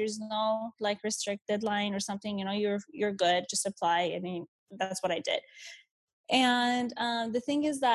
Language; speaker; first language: English; non-native, fluent; Persian